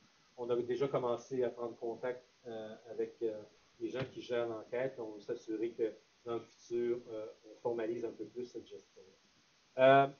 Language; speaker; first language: French; native; French